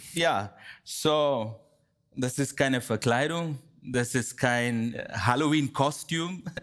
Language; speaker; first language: German; non-native, fluent; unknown